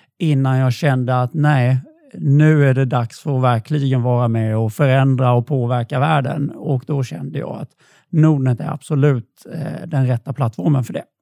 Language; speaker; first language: Swedish; native; Swedish